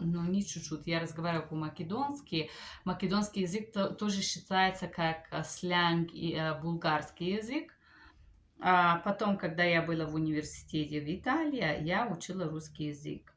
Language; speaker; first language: Russian; non-native, fluent; Bulgarian